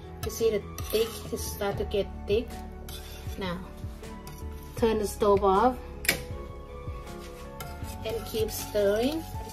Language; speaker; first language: English; non-native, fluent; Thai